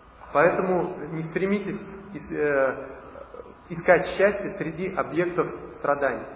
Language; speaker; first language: Russian; native; Russian